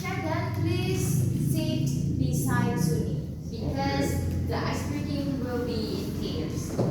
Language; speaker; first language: English; non-native, learner; Indonesian